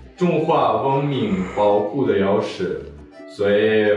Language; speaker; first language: Chinese; non-native, fluent; Russian